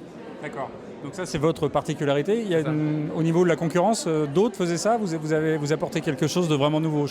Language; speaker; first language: French; native; French